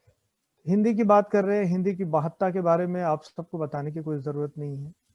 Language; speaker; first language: Hindi; native; Hindi